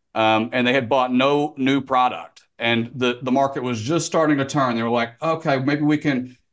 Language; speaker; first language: English; native; English